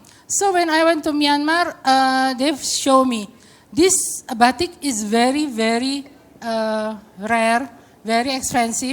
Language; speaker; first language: English; non-native, fluent; Indonesian